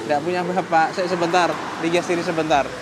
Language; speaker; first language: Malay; non-native, local second language; Javanese